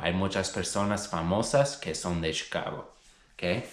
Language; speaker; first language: Spanish; non-native, fluent; English